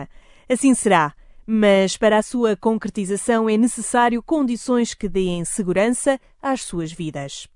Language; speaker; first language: Portuguese; native; Portuguese